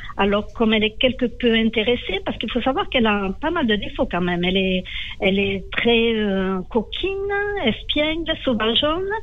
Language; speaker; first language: French; native; French